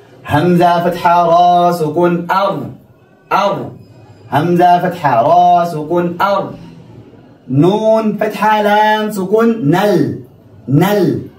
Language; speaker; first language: Arabic; non-native, fluent; Oromo